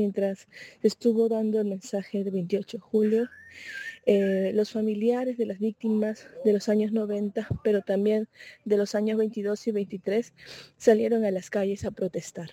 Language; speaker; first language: Spanish; native; Spanish